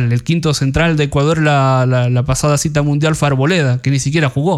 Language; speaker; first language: Spanish; native; Spanish